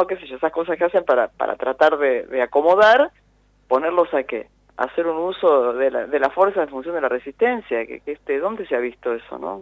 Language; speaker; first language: Spanish; native; Spanish